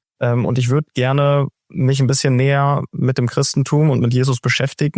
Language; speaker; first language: German; native; German